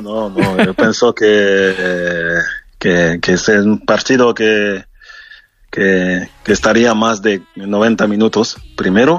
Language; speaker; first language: Spanish; non-native, learner; French